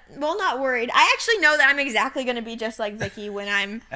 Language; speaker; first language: English; native; English